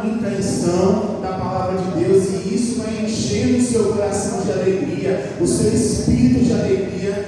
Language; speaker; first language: Portuguese; native; Portuguese